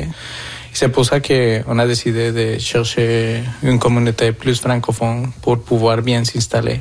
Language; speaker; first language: French; non-native, fluent; Spanish